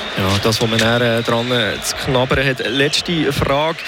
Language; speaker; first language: German; native; German